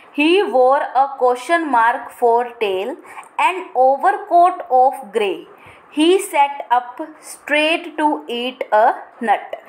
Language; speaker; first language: Hindi; native; Hindi